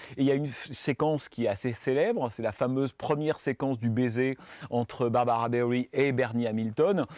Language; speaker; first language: French; native; French